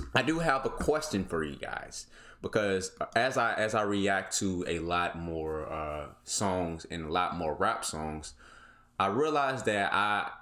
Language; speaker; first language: English; native; English